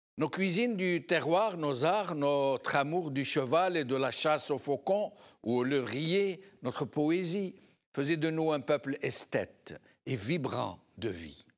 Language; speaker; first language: French; non-native, local second language; Arabic